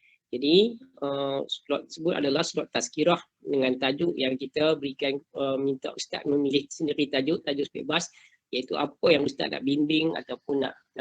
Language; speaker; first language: Malay; native; Malay